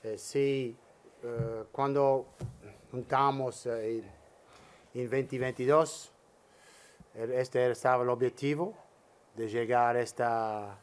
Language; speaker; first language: Spanish; non-native, learner; English